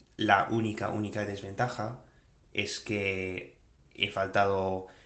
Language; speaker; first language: Spanish; non-native, fluent; English